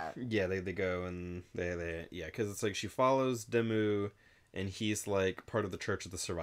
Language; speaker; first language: English; native; English